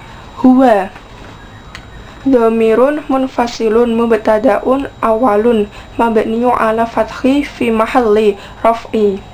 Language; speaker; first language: Arabic; non-native, learner; Indonesian